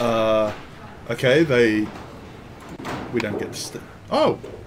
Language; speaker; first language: English; native; English